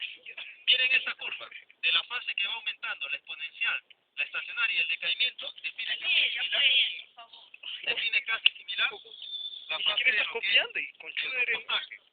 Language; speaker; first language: Spanish; native; Spanish